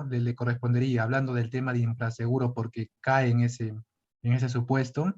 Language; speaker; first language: Spanish; native; Spanish